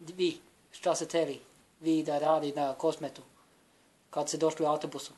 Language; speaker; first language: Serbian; non-native, learner; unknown